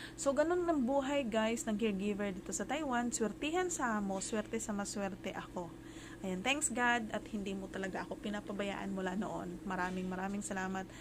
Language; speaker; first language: Filipino; non-native, local second language; Cebuano